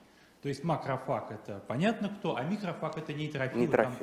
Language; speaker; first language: Russian; native; Russian